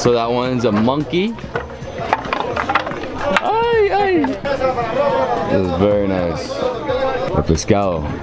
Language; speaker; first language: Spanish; non-native, learner; English